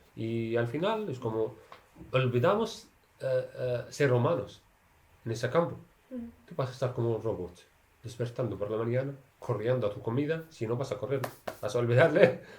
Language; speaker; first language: Spanish; non-native, learner; Arabic